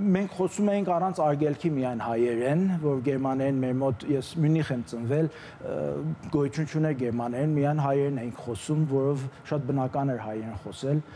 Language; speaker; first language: Armenian; early bilingual, heritage; Armenian